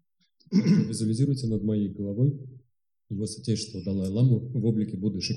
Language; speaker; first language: Russian; native; Russian